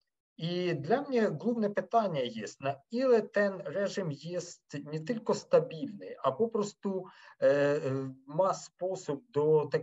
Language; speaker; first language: Polish; non-native, fluent; Ukrainian